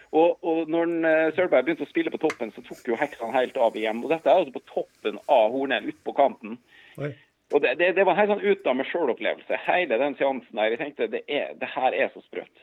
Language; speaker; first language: Norwegian; native; Norwegian